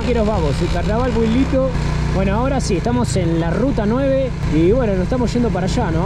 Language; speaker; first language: Spanish; native; Spanish